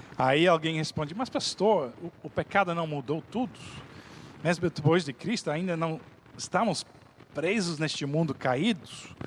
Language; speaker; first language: Portuguese; non-native, fluent; Dutch